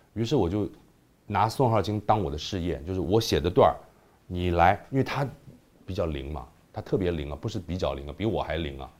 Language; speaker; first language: Chinese; native; Chinese